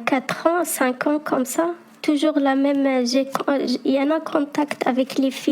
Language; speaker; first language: French; non-native, learner; Arabic